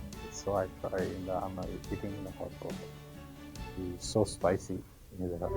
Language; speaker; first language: English; non-native, learner; Urdu